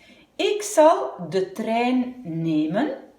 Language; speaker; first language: Dutch; non-native, fluent; French